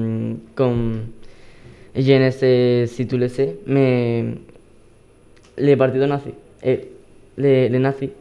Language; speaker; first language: French; non-native, learner; Spanish